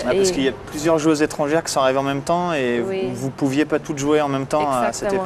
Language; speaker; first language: French; native; French